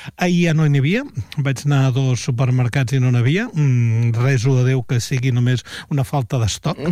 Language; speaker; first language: Catalan; native; Catalan